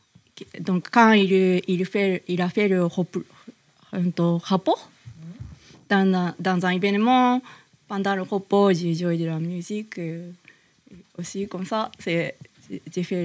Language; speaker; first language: French; non-native, learner; Japanese